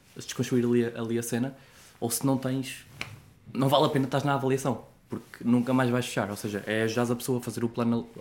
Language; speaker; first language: Portuguese; native; Portuguese